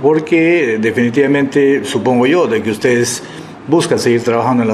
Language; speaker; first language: Spanish; native; Spanish